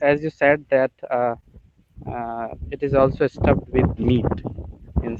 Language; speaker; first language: English; non-native, learner; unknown